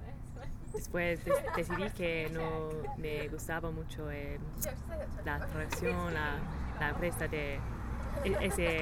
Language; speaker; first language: Spanish; non-native, learner; English